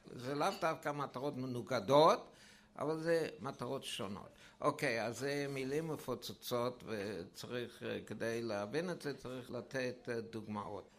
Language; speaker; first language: Hebrew; non-native, fluent; English